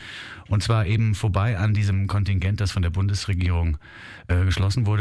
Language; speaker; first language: German; native; German